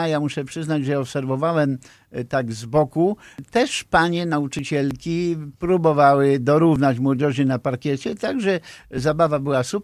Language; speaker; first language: Polish; native; Polish